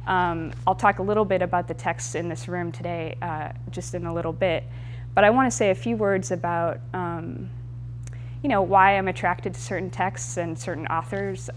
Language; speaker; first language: English; native; English